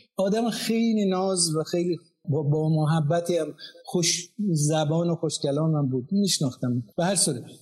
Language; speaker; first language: Persian; non-native, local second language; Azerbaijani